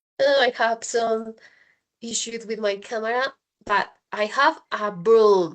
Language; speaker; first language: English; non-native, learner; Spanish